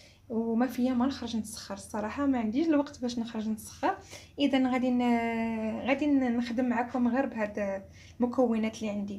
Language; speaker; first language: Arabic; native; Arabic